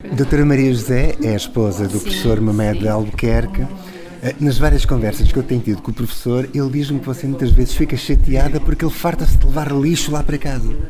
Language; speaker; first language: Portuguese; native; Portuguese